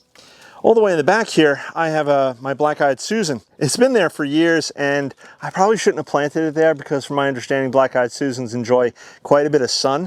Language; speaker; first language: English; native; English